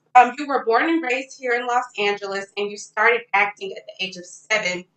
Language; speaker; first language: English; native; English